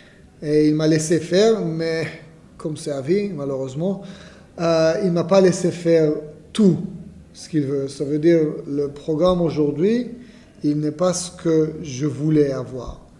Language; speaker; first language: French; non-native, fluent; Hebrew